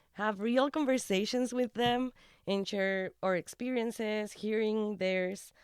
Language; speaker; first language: English; non-native, fluent; Spanish